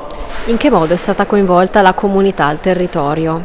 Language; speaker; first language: Italian; native; Italian